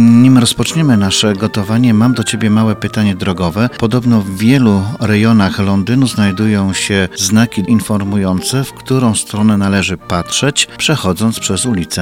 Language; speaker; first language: Polish; native; Polish